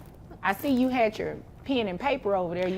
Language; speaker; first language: English; native; English